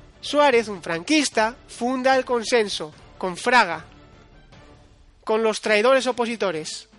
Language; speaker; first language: Spanish; native; Spanish